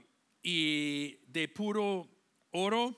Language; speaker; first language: Spanish; non-native, fluent; English